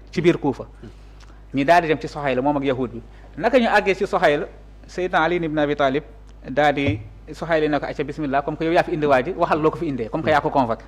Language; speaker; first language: Wolof; native; Wolof